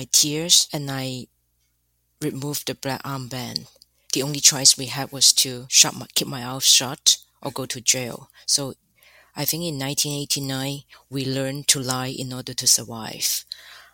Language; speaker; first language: English; non-native, fluent; Chinese